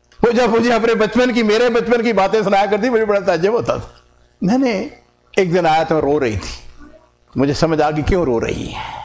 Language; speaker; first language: Urdu; non-native, local second language; Punjabi